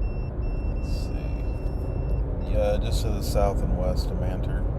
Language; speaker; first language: English; native; English